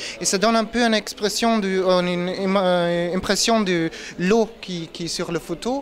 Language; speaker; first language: French; non-native, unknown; German